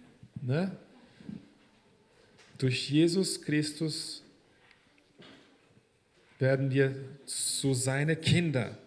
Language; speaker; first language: German; non-native, fluent; Portuguese